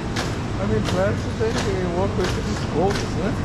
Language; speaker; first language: English; non-native, learner; Portuguese